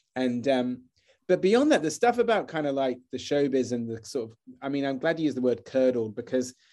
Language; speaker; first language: English; native; English